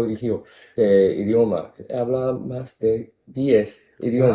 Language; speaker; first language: Spanish; non-native, fluent; Cantonese